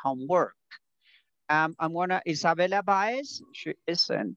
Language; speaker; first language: English; non-native, fluent; Spanish